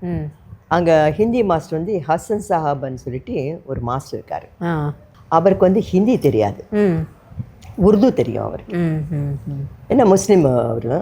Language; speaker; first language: Tamil; non-native, local second language; Telugu